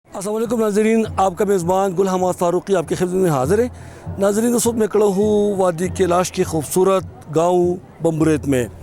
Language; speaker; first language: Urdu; non-native, local second language; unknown